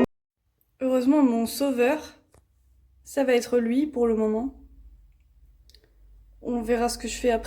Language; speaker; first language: French; native; French